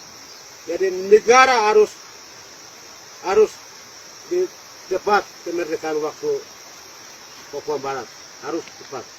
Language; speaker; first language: Indonesian; non-native, local second language; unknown